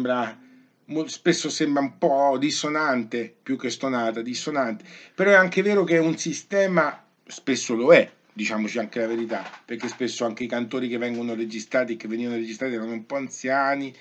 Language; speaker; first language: Italian; native; Italian